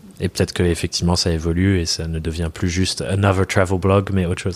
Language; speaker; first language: French; native; French